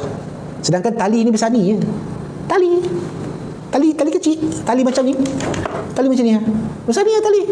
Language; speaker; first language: Malay; native; Malay